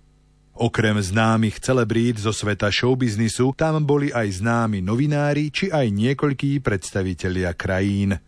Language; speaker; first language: Slovak; native; Slovak